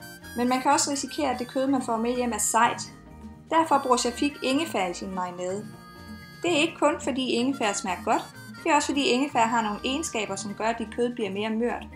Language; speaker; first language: Danish; native; Danish